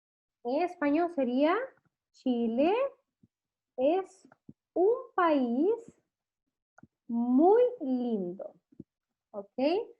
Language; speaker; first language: Portuguese; non-native, fluent; Spanish